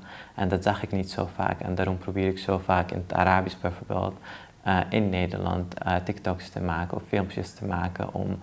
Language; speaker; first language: Dutch; early bilingual, other home language; Arabic